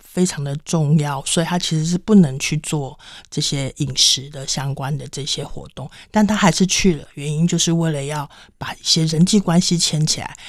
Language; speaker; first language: Chinese; native; Chinese